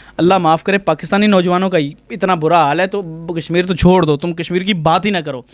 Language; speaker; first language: Urdu; non-native, local second language; Punjabi